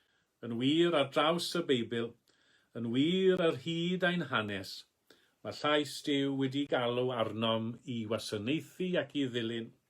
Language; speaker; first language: Welsh; native; Welsh